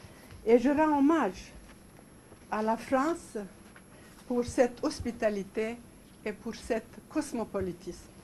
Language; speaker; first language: French; non-native, fluent; Serbian